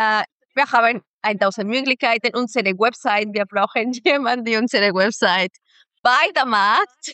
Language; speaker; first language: German; non-native, fluent; Spanish